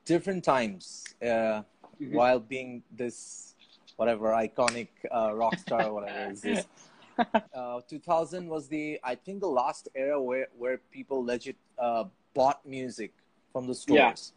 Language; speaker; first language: English; non-native, local second language; Bangla